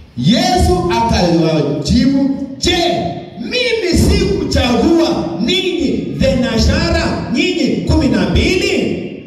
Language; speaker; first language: Swahili; non-native, local second language; Kalenjin